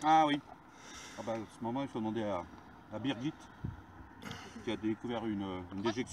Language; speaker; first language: French; native; French